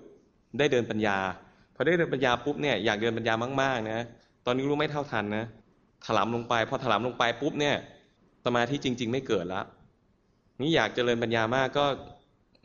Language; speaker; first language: Thai; native; Thai